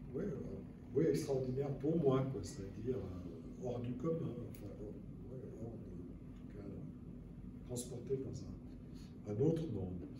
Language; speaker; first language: French; native; French